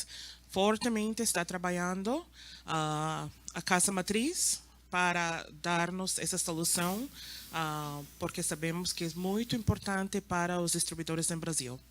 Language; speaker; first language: Portuguese; non-native, learner; Spanish